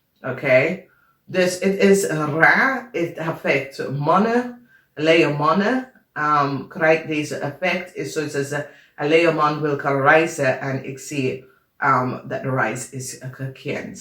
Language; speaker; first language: Dutch; non-native, learner; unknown